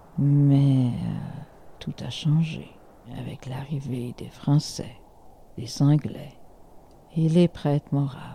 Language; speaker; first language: French; native; French